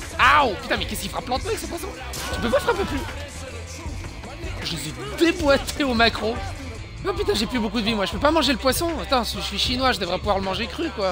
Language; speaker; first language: French; native; French